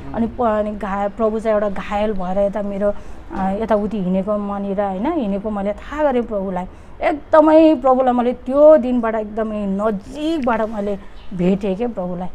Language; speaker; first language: Nepali; native; Nepali